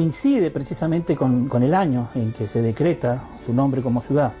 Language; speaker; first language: Spanish; native; Spanish